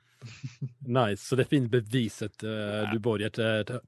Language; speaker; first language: Swedish; non-native, learner; English